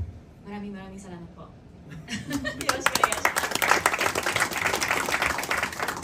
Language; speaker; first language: Japanese; non-native, fluent; Filipino